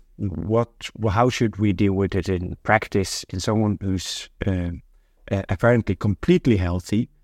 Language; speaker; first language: English; non-native, fluent; Norwegian